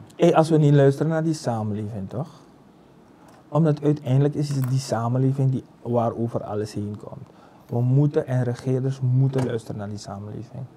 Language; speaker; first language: Dutch; native; Dutch